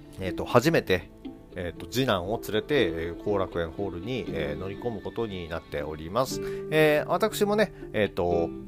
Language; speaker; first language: Japanese; native; Japanese